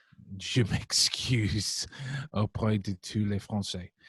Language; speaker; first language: French; non-native, learner; English